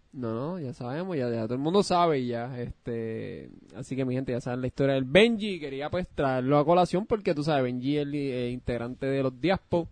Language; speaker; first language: Spanish; native; Spanish